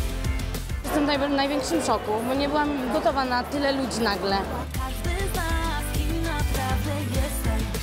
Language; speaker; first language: Polish; native; Polish